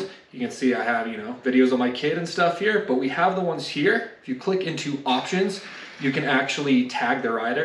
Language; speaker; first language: English; native; English